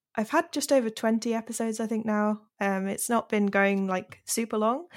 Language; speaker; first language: English; native; English